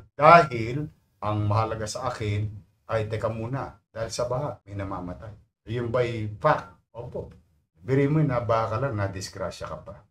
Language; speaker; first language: Filipino; native; Filipino